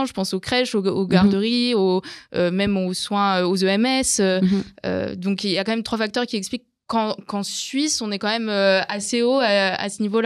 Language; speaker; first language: French; native; French